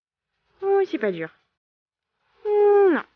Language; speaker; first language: French; native; French